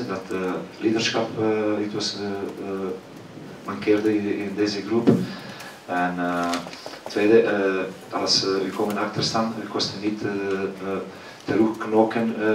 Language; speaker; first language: Dutch; non-native, fluent; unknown